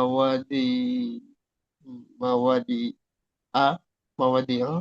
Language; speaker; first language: Arabic; non-native, learner; Indonesian